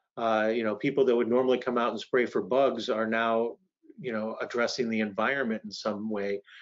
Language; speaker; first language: English; native; English